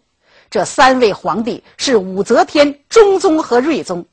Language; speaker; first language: Chinese; native; Chinese